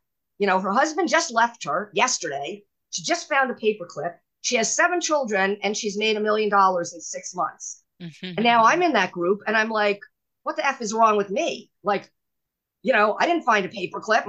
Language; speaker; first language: English; native; English